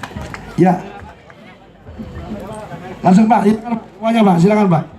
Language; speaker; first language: Indonesian; native; Indonesian